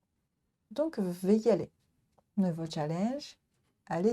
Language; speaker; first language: French; non-native, learner; Japanese